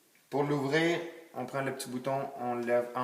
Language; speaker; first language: French; native; French